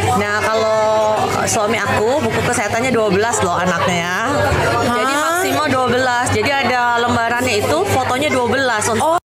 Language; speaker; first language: Indonesian; native; Indonesian